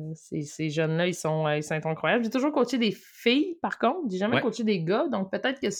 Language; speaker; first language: French; native; French